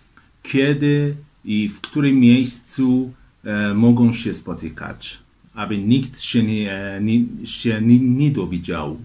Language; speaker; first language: Polish; non-native, fluent; Persian